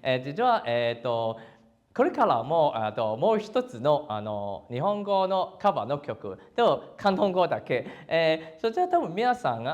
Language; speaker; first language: Japanese; non-native, learner; Cantonese